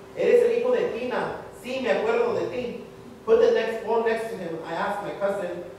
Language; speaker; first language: Spanish; early bilingual, heritage; Spanish